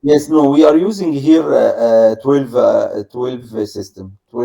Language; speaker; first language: English; non-native, learner; Arabic